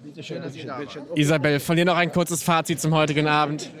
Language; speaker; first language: German; native; German